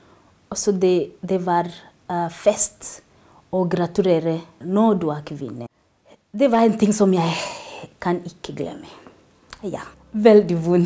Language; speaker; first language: Norwegian; non-native, learner; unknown